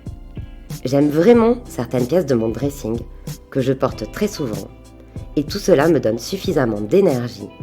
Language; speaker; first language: French; native; French